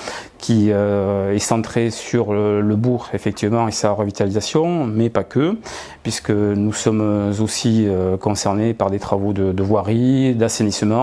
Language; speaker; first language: French; native; French